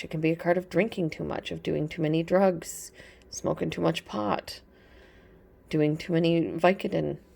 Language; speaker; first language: English; native; English